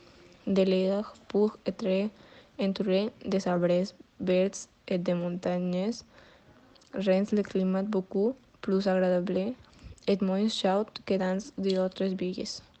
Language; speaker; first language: French; non-native, learner; Spanish